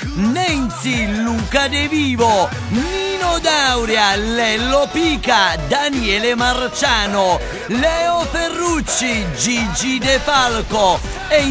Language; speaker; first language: Italian; native; Italian